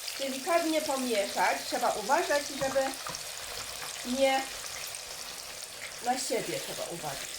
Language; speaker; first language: Polish; non-native, learner; Chinese